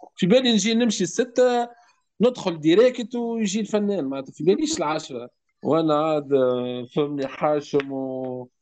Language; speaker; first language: Arabic; native; Arabic